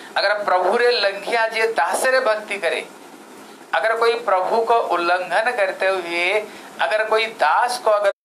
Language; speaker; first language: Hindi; non-native, local second language; Odia